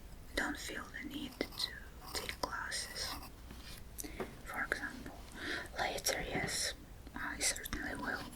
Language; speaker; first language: English; non-native, fluent; Russian